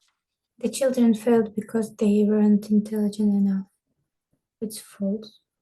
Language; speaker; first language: English; non-native, learner; Russian